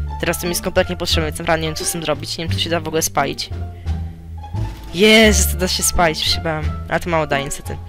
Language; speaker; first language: Polish; native; Polish